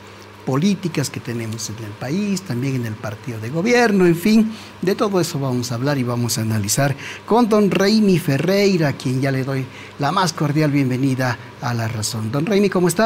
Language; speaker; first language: Spanish; native; Spanish